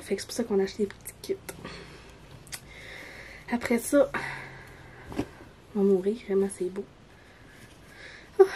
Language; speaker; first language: French; native; French